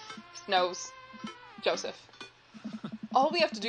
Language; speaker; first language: English; native; English